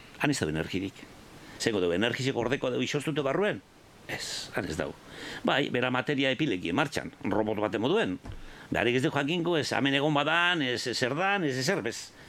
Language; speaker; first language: Basque; native; Basque